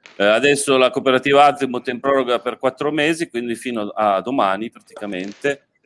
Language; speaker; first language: Italian; native; Italian